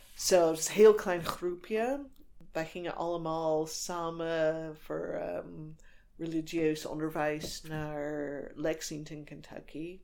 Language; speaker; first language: Dutch; non-native, fluent; English